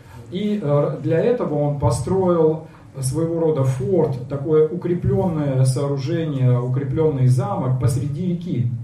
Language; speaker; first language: Russian; native; Russian